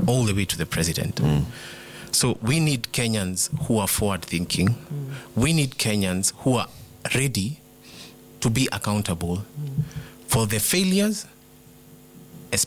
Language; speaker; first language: English; non-native, local second language; Kikuyu